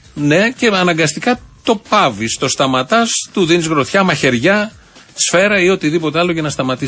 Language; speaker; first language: Greek; native; Greek